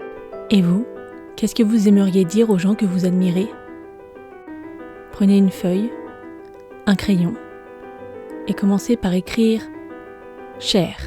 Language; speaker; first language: French; native; French